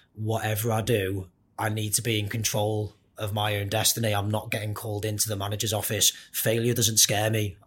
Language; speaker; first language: English; native; English